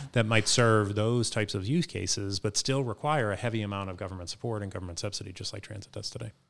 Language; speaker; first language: English; native; English